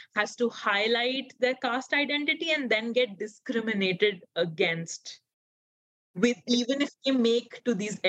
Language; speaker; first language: English; non-native, local second language; Hindi